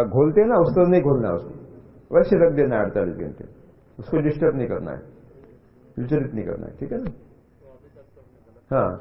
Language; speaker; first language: Hindi; non-native, local second language; Marathi